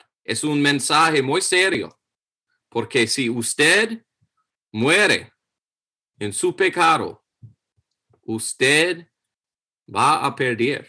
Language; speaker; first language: Spanish; non-native, fluent; English